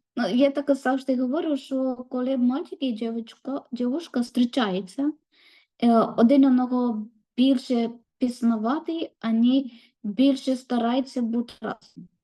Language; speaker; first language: Ukrainian; non-native, learner; Malayalam